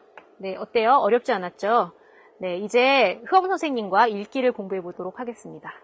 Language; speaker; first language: Korean; native; Korean